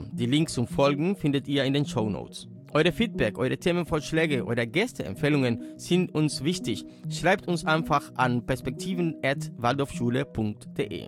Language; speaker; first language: German; native; German